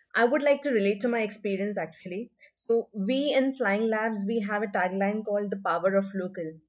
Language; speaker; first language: English; non-native, local second language; Hindi